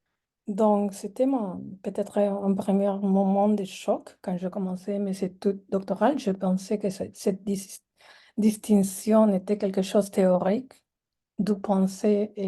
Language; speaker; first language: French; non-native, fluent; Spanish